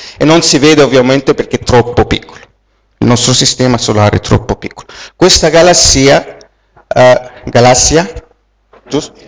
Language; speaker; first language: Italian; non-native, fluent; Arabic